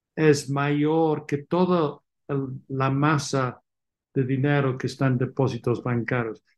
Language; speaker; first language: Spanish; non-native, fluent; English